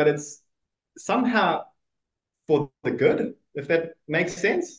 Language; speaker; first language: English; native; English